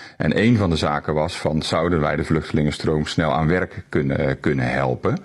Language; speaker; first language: Dutch; native; Dutch